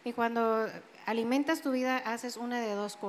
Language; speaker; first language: Spanish; native; Spanish